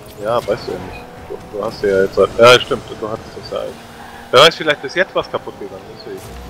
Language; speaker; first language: German; native; German